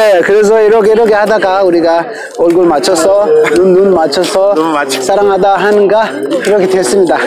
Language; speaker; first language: Korean; non-native, fluent; Tibetan